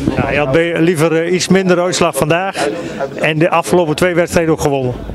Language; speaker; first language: Dutch; native; Dutch